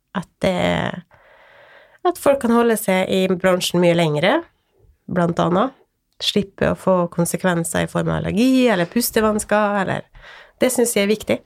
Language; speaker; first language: Norwegian; native; Norwegian